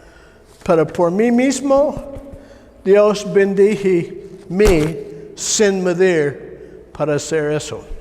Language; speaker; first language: Spanish; non-native, learner; English